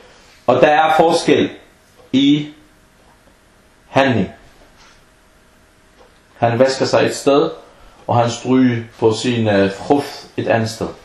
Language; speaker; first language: Danish; non-native, fluent; Arabic